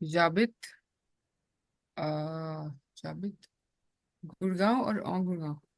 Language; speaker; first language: French; non-native, learner; Hindi